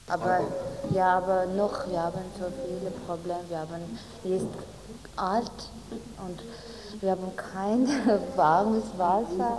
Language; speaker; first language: German; non-native, learner; Persian